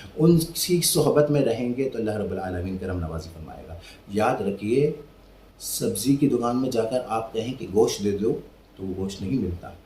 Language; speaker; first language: Urdu; non-native, local second language; Sindhi